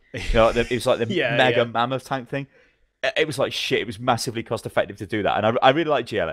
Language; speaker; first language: English; native; English